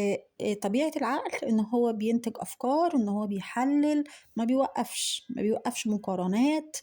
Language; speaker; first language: Arabic; native; Arabic